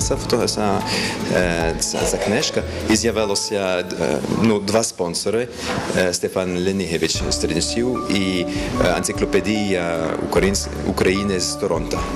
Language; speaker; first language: Ukrainian; early bilingual, heritage; Ukrainian